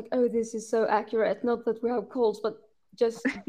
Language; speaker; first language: English; non-native, fluent; Swedish